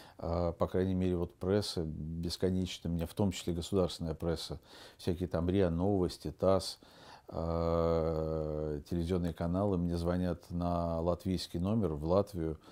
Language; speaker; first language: Russian; native; Russian